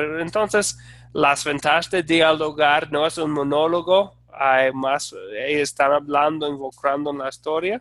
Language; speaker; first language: Spanish; non-native, fluent; English